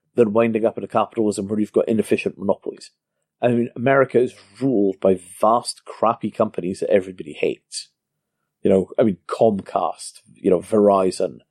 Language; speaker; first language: English; native; English